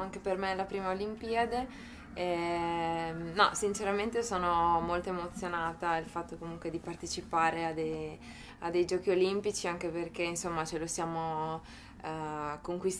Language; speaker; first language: Italian; native; Italian